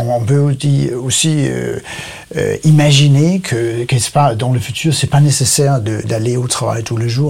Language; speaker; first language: French; non-native, learner; Danish